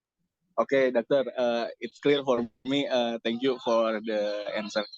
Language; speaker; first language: English; non-native, fluent; Indonesian